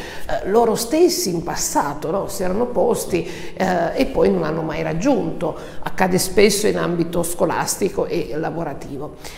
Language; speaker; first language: Italian; native; Italian